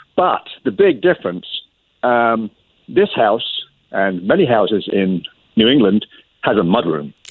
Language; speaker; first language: English; native; English